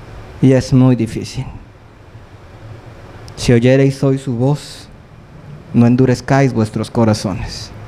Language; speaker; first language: Spanish; native; Spanish